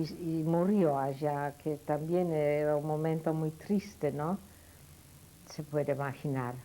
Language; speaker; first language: Spanish; non-native, fluent; Yiddish